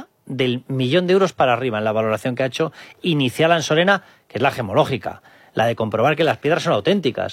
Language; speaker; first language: Spanish; native; Spanish